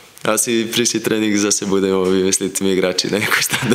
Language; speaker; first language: Czech; non-native, fluent; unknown